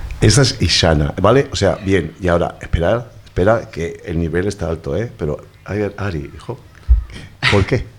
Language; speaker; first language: Spanish; native; Spanish